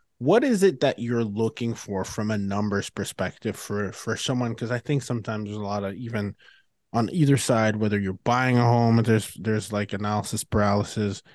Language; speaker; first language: English; native; English